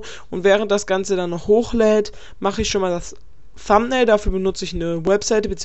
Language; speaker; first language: German; native; German